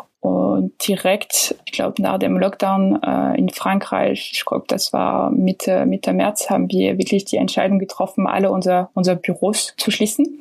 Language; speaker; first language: German; non-native, fluent; French